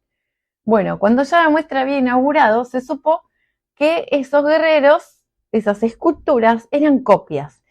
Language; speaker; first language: Spanish; native; Spanish